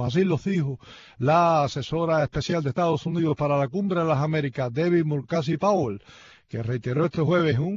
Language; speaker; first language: Spanish; native; Spanish